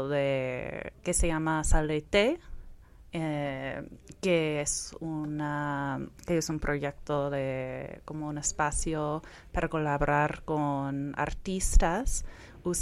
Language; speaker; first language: Spanish; non-native, fluent; English